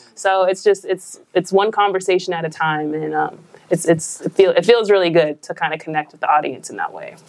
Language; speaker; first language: English; native; English